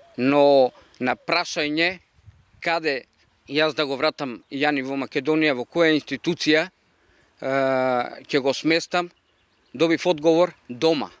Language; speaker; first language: Macedonian; native; Macedonian